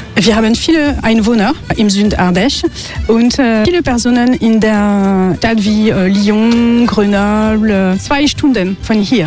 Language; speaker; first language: German; non-native, learner; French